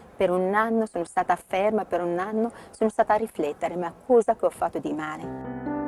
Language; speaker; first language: Italian; non-native, fluent; Arabic